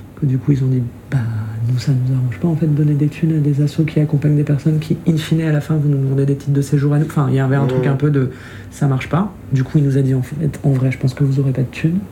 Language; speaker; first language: French; native; French